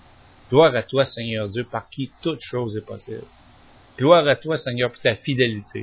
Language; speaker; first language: French; native; French